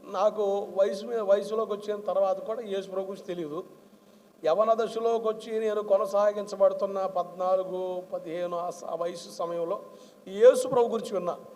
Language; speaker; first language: Telugu; non-native, local second language; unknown